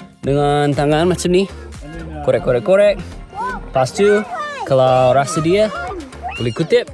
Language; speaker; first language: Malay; non-native, fluent; English